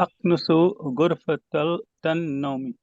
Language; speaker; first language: Arabic; non-native, learner; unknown